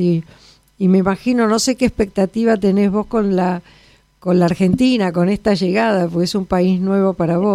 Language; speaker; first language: Spanish; native; Spanish